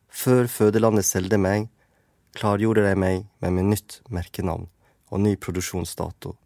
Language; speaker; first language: Norwegian; native; Norwegian